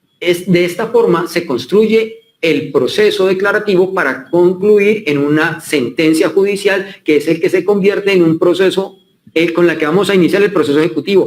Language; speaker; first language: Spanish; native; Spanish